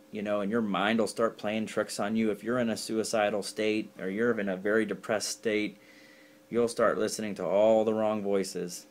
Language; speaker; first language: English; native; English